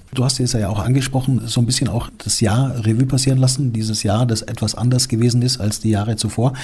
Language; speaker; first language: German; native; German